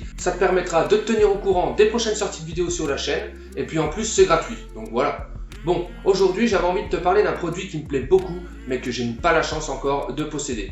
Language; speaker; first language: French; native; French